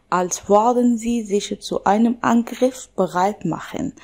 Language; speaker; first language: German; non-native, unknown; Arabic